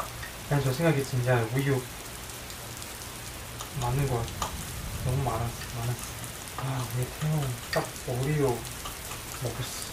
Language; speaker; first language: Korean; non-native, learner; Chinese